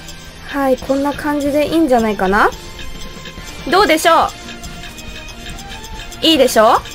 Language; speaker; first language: Japanese; native; Japanese